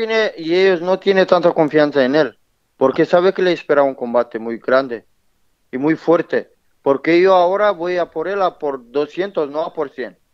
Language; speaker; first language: Spanish; non-native, learner; Romanian